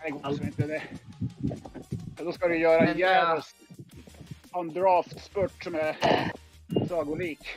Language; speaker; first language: Swedish; native; Swedish